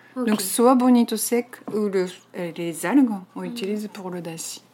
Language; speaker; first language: French; non-native, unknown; Japanese